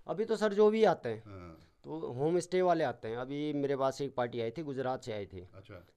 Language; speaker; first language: Hindi; non-native, local second language; Garhwali